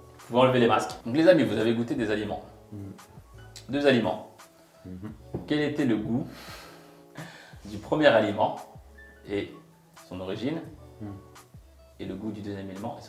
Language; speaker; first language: French; native; French